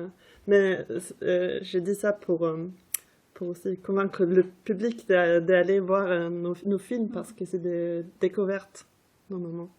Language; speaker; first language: French; non-native, fluent; Swedish